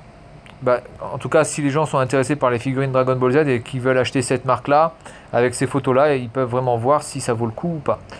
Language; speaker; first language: French; native; French